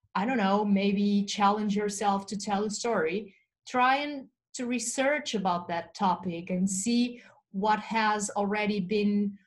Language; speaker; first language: English; non-native, fluent; Portuguese